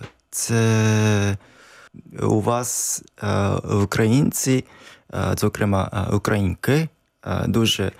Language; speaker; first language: Ukrainian; non-native, learner; Japanese